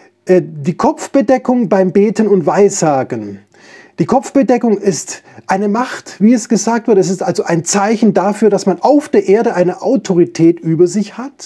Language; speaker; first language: German; native; German